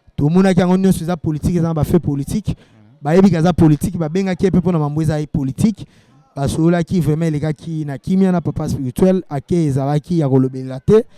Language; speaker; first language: Lingala; non-native, local second language; Kongo